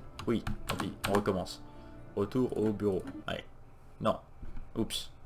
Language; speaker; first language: French; native; French